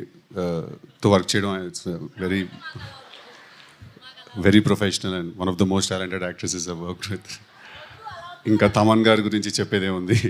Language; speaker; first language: Telugu; native; Telugu